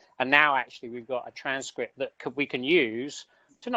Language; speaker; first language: English; native; English